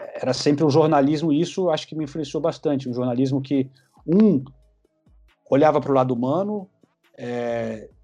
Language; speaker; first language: Portuguese; early bilingual, other home language; English